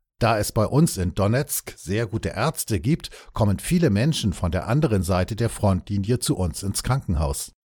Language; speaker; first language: German; native; German